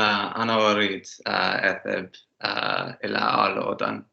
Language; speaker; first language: Arabic; non-native, learner; English